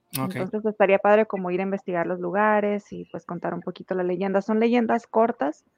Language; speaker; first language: Spanish; native; Spanish